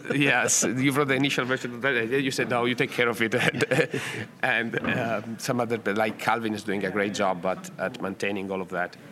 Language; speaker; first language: English; non-native, fluent; Italian